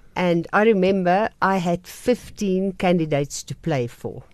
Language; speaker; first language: English; non-native, local second language; Afrikaans